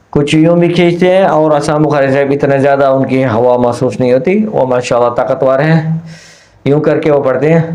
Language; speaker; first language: Urdu; non-native, local second language; Punjabi